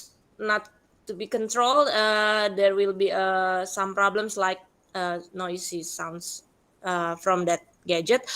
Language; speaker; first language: English; non-native, learner; Indonesian